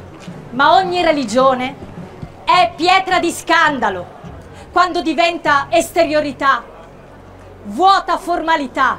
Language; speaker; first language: Italian; native; Italian